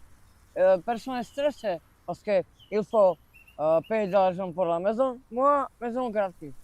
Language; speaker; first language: French; non-native, learner; Slovak